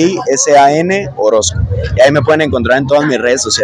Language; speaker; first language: Spanish; native; Spanish